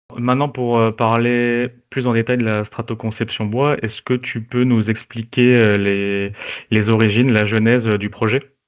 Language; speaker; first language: French; native; French